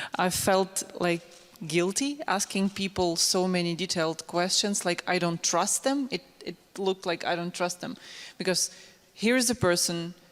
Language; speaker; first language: English; non-native, fluent; Ukrainian